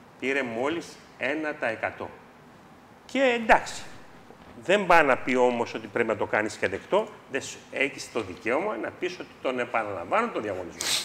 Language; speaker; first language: Greek; native; Greek